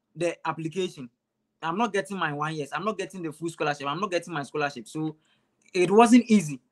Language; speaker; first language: English; non-native, local second language; Akan